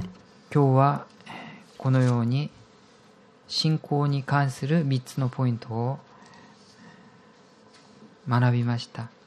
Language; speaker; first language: Japanese; non-native, fluent; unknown